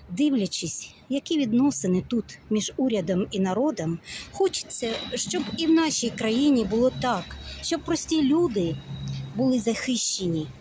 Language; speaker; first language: Ukrainian; non-native, local second language; Russian